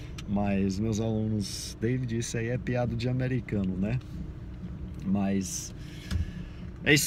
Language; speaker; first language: Portuguese; non-native, fluent; English